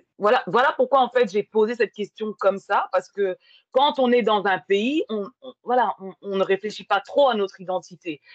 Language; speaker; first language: French; native; French